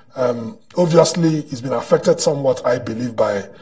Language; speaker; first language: English; non-native, local second language; Igbo